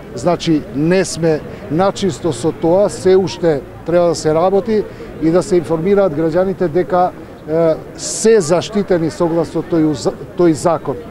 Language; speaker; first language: Macedonian; non-native, local second language; Albanian